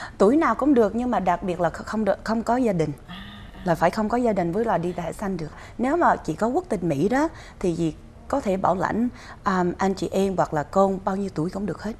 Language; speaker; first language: Vietnamese; early bilingual, heritage; Vietnamese